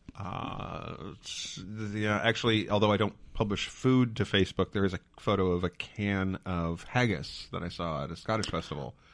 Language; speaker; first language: English; native; English